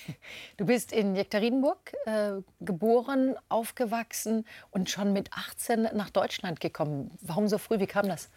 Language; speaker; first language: German; native; German